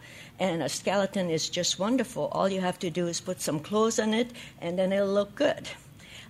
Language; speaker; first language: English; non-native, fluent; Hungarian